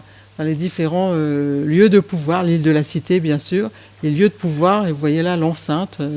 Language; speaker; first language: French; native; French